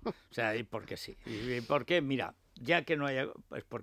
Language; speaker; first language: Spanish; native; Spanish